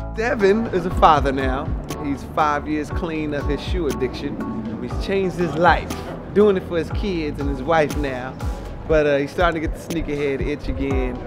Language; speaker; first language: English; native; English